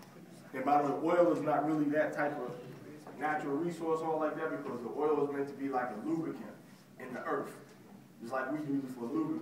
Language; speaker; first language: English; native; English